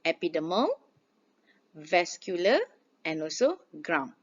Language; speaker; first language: English; non-native, local second language; Malay